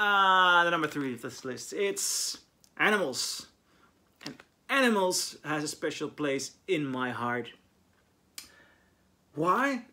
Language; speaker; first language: English; non-native, fluent; Dutch